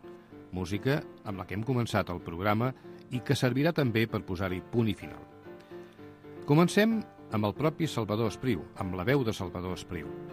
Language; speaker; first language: Catalan; native; Catalan